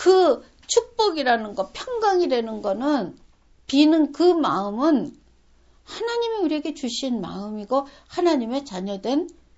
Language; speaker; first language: Korean; native; Korean